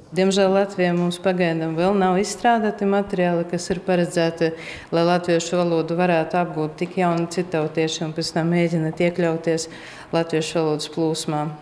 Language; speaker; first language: Latvian; non-native, local second language; Russian